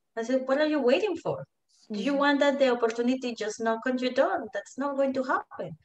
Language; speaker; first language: English; non-native, fluent; Spanish